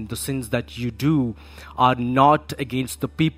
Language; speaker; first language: English; non-native, local second language; Malayalam